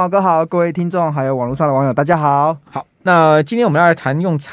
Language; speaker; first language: Chinese; native; Chinese